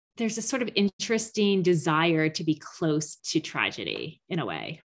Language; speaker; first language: English; native; English